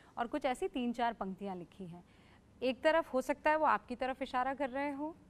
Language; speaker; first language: Hindi; native; Hindi